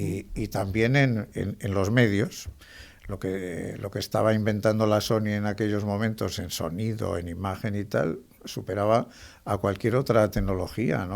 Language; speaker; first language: Spanish; native; Spanish